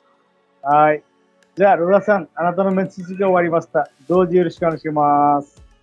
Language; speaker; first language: Japanese; non-native, fluent; Bangla